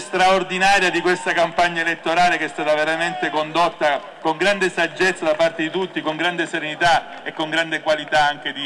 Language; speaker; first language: Italian; native; Italian